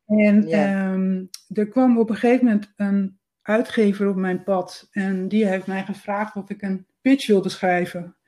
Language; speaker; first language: Dutch; native; Dutch